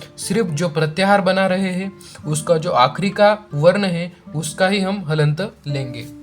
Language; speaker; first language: Hindi; non-native, local second language; Marathi